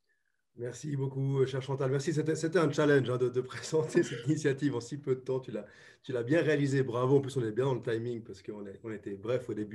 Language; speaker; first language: French; native; French